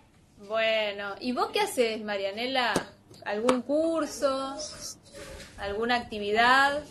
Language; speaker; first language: Spanish; native; Spanish